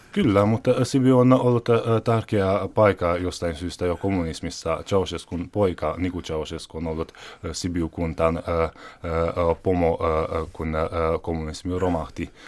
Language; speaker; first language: Finnish; non-native, fluent; Hungarian